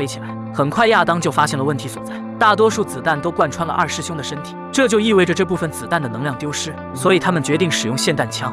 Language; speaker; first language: Chinese; native; Chinese